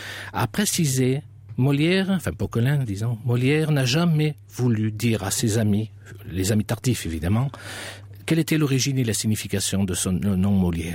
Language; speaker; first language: French; native; French